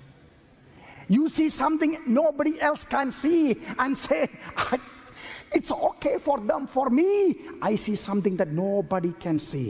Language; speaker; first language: English; non-native, local second language; Malayalam